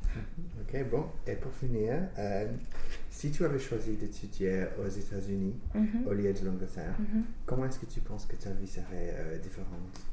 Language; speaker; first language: French; non-native, fluent; English